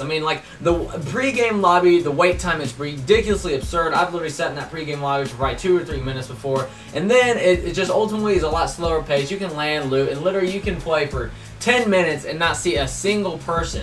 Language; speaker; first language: English; native; English